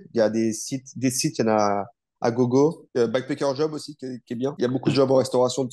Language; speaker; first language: French; native; French